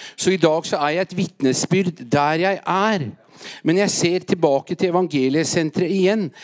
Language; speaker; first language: Norwegian; native; Norwegian